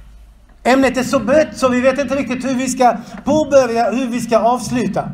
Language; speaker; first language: Swedish; non-native, fluent; Arabic